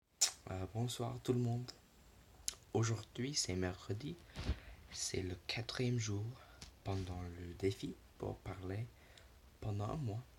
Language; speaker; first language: French; non-native, learner; English